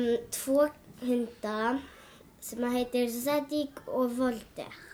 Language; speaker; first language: Icelandic; early bilingual, other home language; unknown